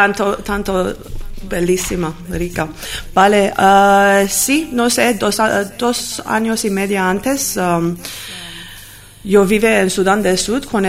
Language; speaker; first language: Spanish; non-native, learner; Armenian